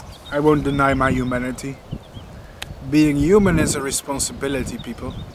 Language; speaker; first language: English; non-native, fluent; Dutch